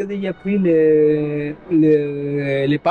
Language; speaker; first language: French; non-native, learner; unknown